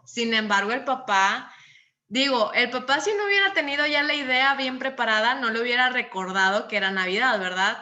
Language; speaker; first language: Spanish; native; Spanish